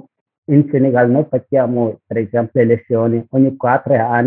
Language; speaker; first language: Italian; non-native, learner; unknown